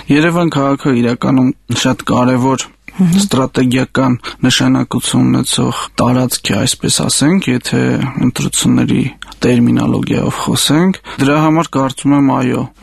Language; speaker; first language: Armenian; native; Armenian